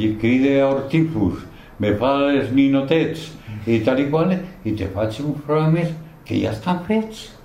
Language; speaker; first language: Catalan; non-native, local second language; Spanish